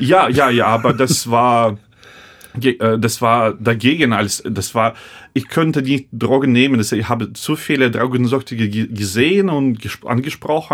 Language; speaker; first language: German; non-native, fluent; Russian